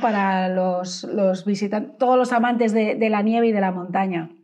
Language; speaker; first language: Spanish; native; Spanish